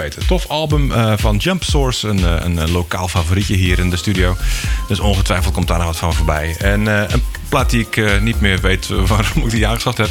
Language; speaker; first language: Dutch; native; Dutch